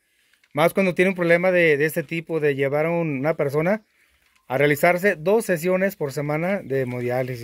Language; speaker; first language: Spanish; native; Spanish